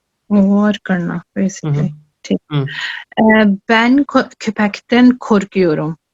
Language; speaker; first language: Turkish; non-native, learner; Urdu